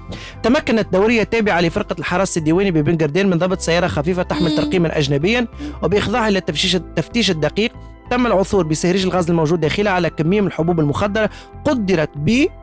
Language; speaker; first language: Arabic; native; Arabic